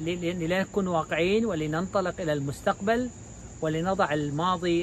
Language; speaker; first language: Arabic; native; Arabic